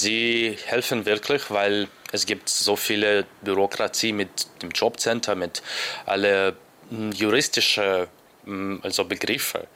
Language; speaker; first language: German; non-native, learner; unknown